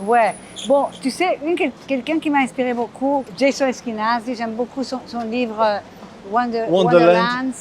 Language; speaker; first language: French; non-native, fluent; Portuguese